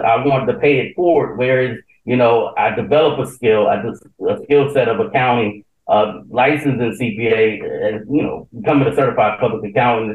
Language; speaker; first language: English; native; English